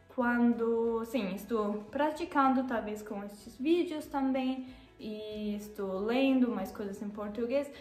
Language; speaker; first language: Portuguese; non-native, learner; German